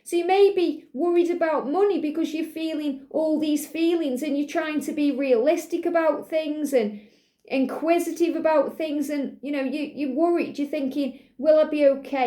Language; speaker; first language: English; native; English